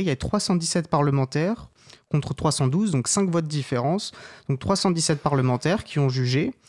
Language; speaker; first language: French; native; French